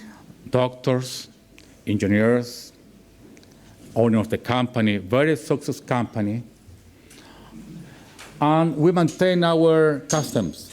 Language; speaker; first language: English; non-native, learner; Spanish